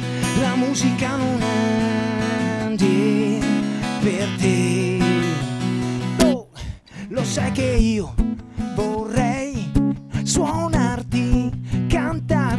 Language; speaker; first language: Italian; native; Italian